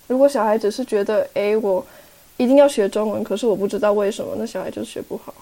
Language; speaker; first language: Chinese; early bilingual, heritage; Chinese